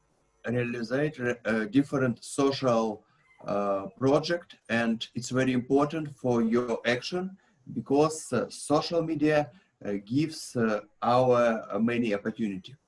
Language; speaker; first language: English; non-native, learner; Russian